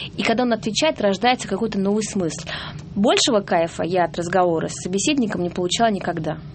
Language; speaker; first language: Russian; non-native, fluent; Georgian